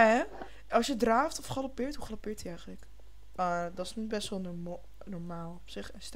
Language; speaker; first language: Dutch; native; Dutch